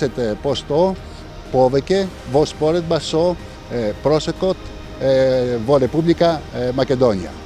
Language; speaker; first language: Macedonian; non-native, learner; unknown